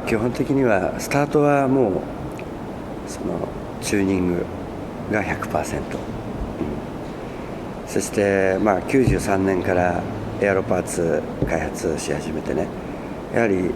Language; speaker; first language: Japanese; native; Japanese